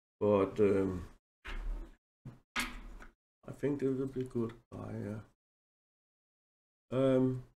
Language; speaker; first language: English; non-native, learner; Danish